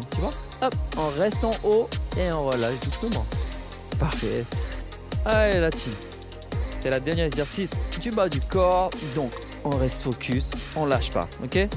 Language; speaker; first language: French; native; French